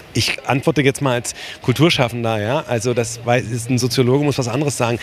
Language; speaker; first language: German; native; German